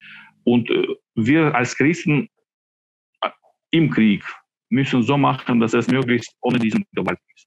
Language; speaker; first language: German; non-native, fluent; Ukrainian